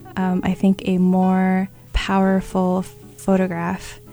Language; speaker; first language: English; early bilingual, other home language; Chinese